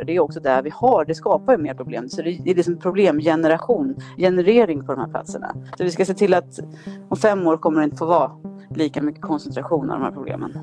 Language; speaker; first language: Swedish; native; Swedish